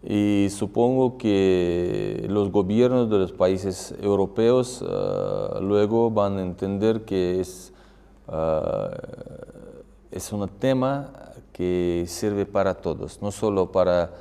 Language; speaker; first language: Spanish; non-native, fluent; Russian